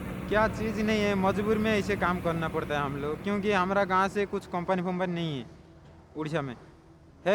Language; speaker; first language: Hindi; non-native, local second language; Odia